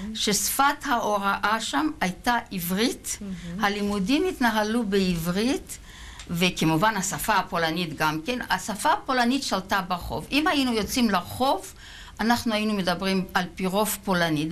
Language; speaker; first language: Hebrew; non-native, fluent; Yiddish